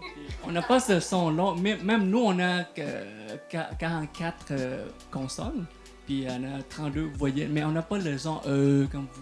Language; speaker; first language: French; non-native, fluent; Thai